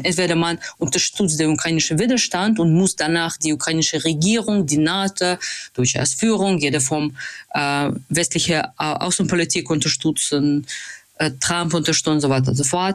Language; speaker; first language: German; non-native, fluent; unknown